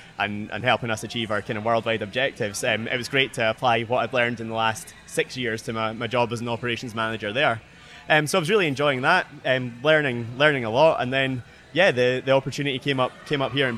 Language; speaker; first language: English; native; English